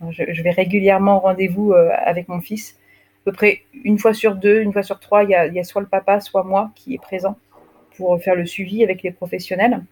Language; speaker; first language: French; native; French